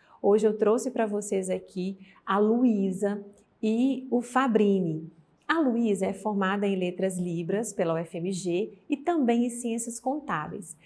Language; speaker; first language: Portuguese; native; Portuguese